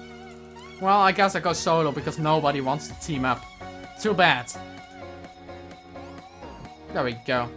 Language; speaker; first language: English; native; English